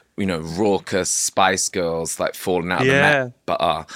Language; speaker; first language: English; native; English